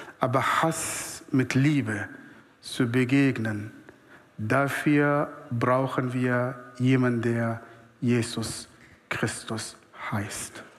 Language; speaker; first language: German; non-native, fluent; Arabic